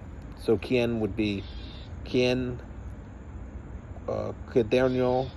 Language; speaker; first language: Spanish; non-native, learner; English